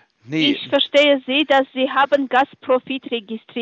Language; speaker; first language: German; non-native, learner; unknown